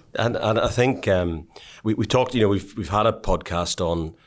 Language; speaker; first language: English; native; English